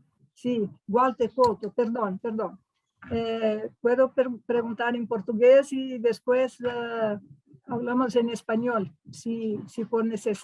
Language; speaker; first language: Spanish; non-native, fluent; Portuguese